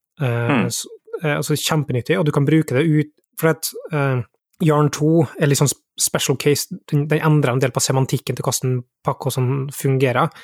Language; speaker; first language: Norwegian; native; Norwegian